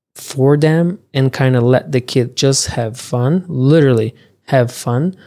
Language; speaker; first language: English; early bilingual, other home language; Portuguese